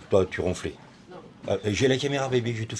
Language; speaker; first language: French; native; French